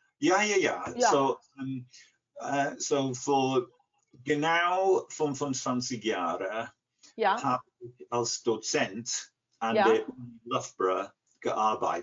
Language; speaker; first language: German; non-native, fluent; English